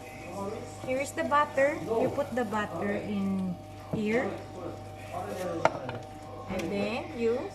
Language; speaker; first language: English; non-native, learner; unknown